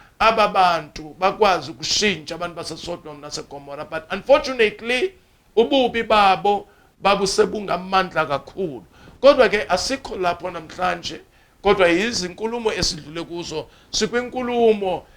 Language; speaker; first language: Zulu; non-native, local second language; Xhosa